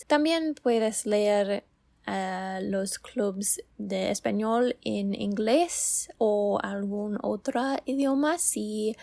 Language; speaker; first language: Spanish; non-native, learner; English